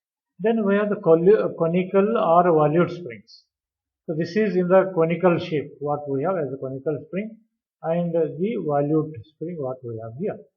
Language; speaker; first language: English; non-native, local second language; Kannada